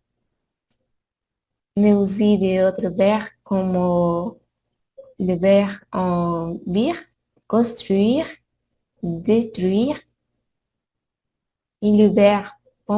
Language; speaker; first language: French; non-native, learner; Spanish